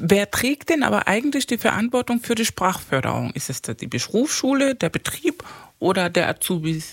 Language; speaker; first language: German; non-native, fluent; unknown